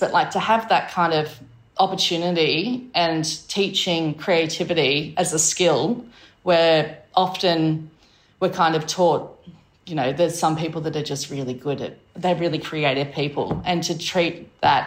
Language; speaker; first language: English; native; English